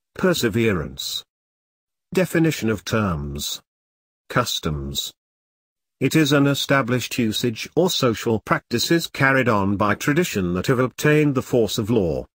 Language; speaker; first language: English; non-native, local second language; Filipino